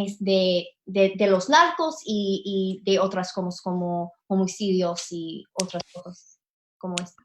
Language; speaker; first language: Spanish; non-native, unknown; English